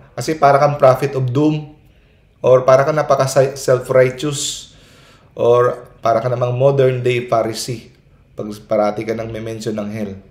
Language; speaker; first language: Filipino; non-native, local second language; Cebuano